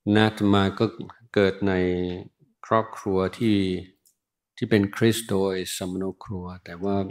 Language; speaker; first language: Thai; non-native, fluent; English